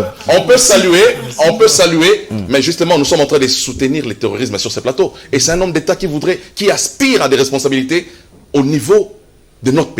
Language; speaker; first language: French; non-native, local second language; Lingala